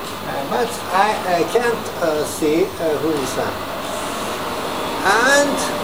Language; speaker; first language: English; non-native, learner; Japanese